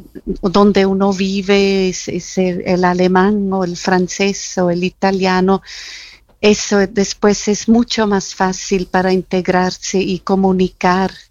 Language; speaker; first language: Spanish; non-native, fluent; German